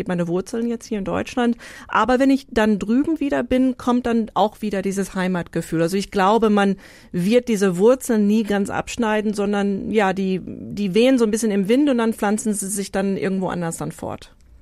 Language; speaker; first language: German; non-native, fluent; English